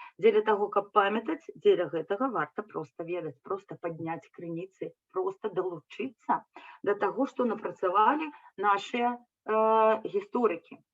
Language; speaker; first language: Belarusian; native; Belarusian